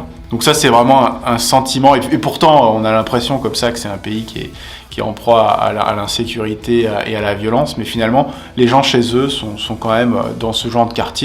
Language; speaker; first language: French; native; French